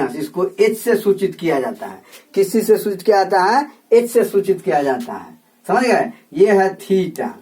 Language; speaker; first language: Hindi; native; Hindi